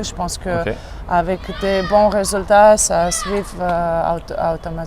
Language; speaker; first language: French; non-native, fluent; Russian